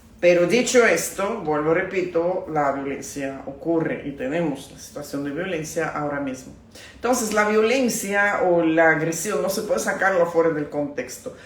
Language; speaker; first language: Spanish; non-native, fluent; Russian